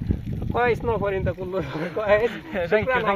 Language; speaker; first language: Arabic; non-native, learner; Bangla